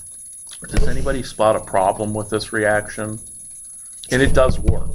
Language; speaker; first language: English; native; English